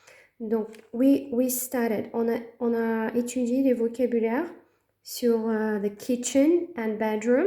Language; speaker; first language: French; native; French